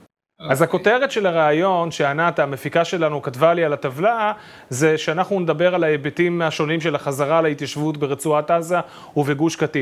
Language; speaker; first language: Hebrew; native; Hebrew